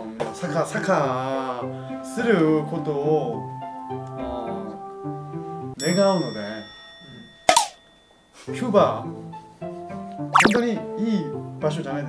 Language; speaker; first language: Japanese; non-native, learner; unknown